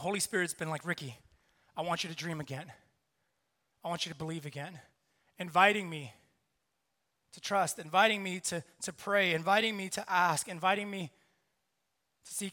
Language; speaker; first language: English; native; English